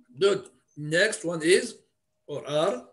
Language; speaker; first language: English; non-native, fluent; Arabic